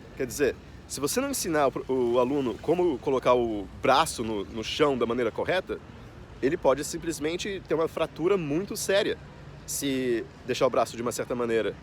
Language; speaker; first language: Portuguese; native; Portuguese